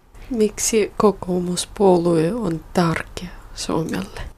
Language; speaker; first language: Finnish; non-native, learner; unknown